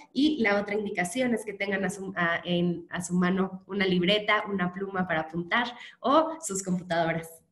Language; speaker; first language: Spanish; native; Spanish